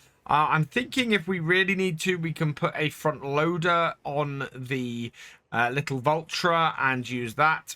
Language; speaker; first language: English; native; English